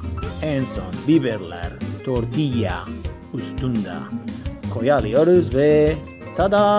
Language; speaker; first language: Turkish; non-native, learner; Spanish